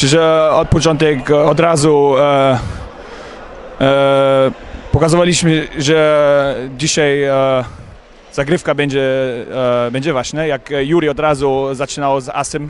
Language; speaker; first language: Polish; non-native, learner; German